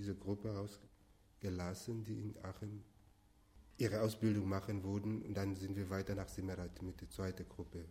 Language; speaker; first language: German; non-native, fluent; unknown